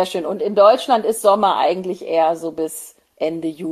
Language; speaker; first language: German; native; German